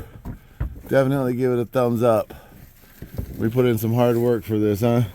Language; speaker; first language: English; native; English